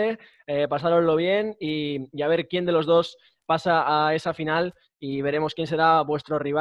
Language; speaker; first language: Spanish; native; Spanish